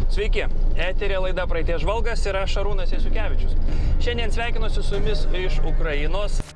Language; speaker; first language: Lithuanian; native; Lithuanian